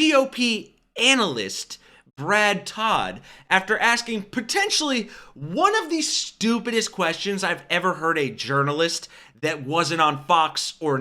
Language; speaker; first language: English; native; English